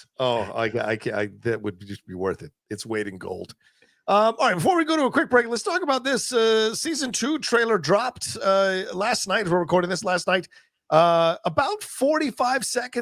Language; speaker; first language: English; native; English